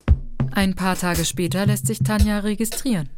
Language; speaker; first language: German; native; German